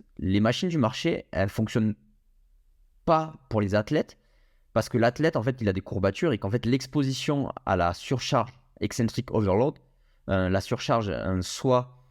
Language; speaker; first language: French; native; French